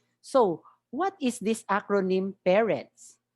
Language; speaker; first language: English; non-native, local second language; Hiligaynon